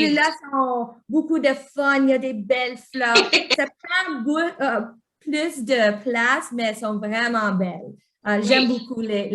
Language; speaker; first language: French; non-native, local second language; English